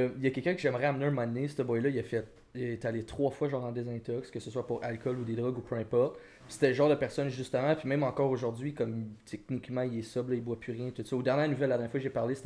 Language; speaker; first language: French; native; French